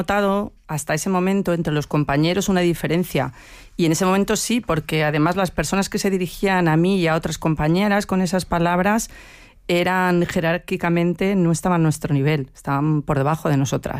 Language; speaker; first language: Spanish; native; Spanish